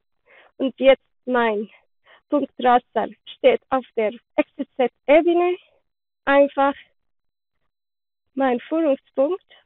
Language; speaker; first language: German; non-native, learner; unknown